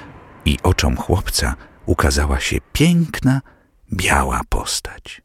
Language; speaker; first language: Polish; native; Polish